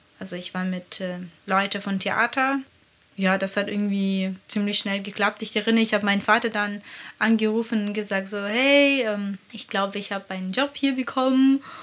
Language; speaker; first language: German; non-native, fluent; Latvian